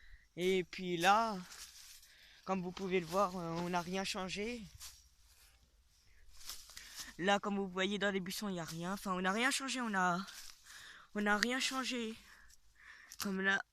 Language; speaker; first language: French; native; French